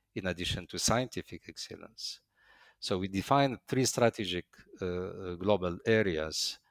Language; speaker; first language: English; non-native, fluent; Arabic